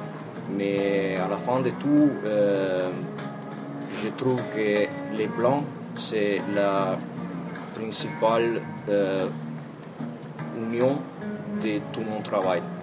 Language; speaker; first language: French; non-native, fluent; Italian